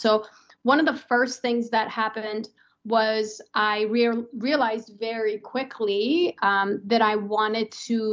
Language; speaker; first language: English; non-native, fluent; Persian